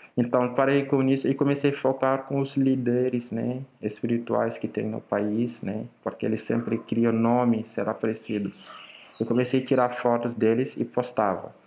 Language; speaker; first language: Portuguese; non-native, fluent; Wolof